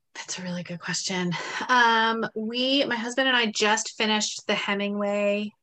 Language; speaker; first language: English; native; English